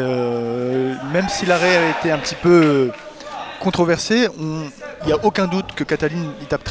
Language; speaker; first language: French; native; French